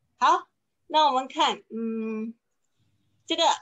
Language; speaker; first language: Chinese; non-native, fluent; Indonesian